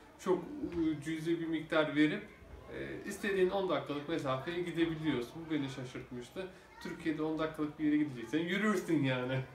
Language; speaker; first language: Turkish; native; Turkish